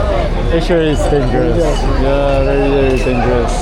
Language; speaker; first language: English; non-native, learner; Chinese